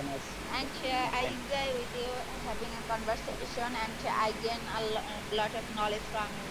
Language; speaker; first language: English; non-native, learner; Bangla